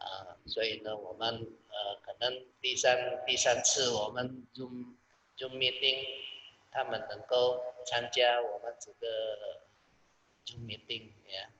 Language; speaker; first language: Chinese; non-native, local second language; Indonesian